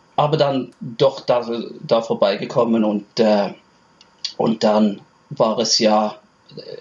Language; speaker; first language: German; non-native, fluent; Norwegian